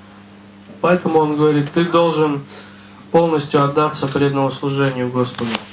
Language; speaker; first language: Russian; native; Russian